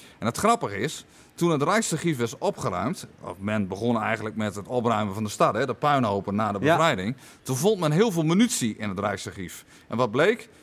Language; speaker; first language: Dutch; native; Dutch